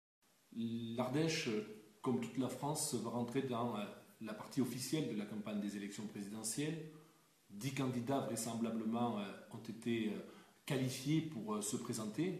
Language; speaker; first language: French; native; French